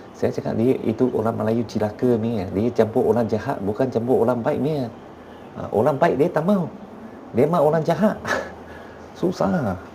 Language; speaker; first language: Malay; non-native, local second language; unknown